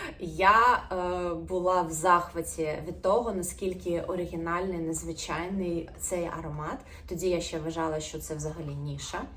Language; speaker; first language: Ukrainian; non-native, local second language; Russian